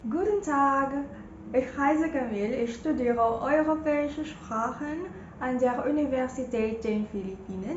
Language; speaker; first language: German; non-native, learner; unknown